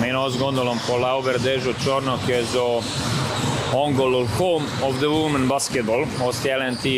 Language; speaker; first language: Hungarian; non-native, fluent; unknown